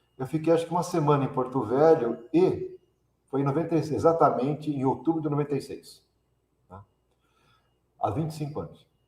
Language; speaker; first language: Portuguese; early bilingual, other home language; Italian